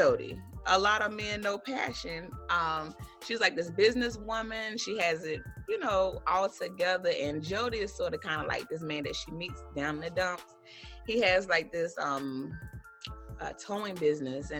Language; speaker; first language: English; native; English